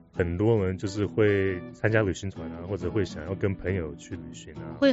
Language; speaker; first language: Chinese; early bilingual, heritage; Chinese